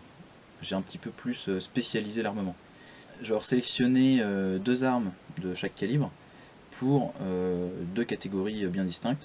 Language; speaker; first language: French; native; French